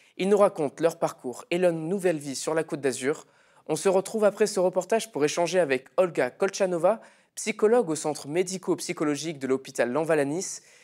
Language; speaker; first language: French; native; French